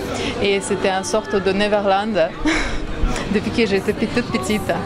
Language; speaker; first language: French; non-native, fluent; Russian